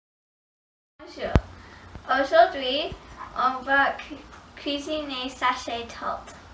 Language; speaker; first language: French; non-native, learner; English